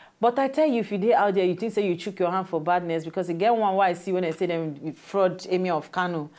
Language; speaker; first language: Nigerian Pidgin; native; Nigerian Pidgin